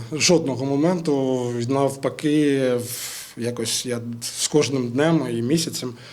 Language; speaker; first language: Ukrainian; non-native, local second language; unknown